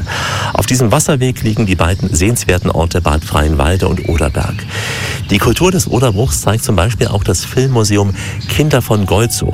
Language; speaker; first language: German; native; German